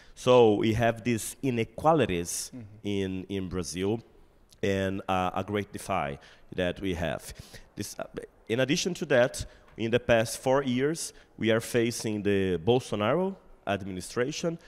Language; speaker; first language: English; non-native, fluent; Portuguese